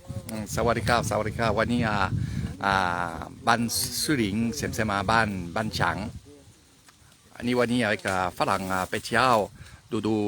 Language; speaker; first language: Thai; non-native, learner; French